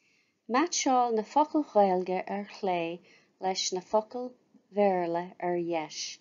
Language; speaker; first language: Irish; non-native, local second language; English